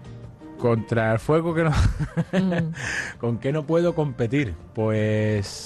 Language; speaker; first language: Spanish; native; Spanish